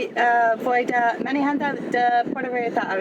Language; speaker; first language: Spanish; non-native, learner; English